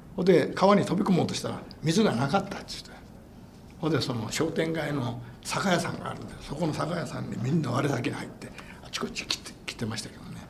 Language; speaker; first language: Japanese; native; Japanese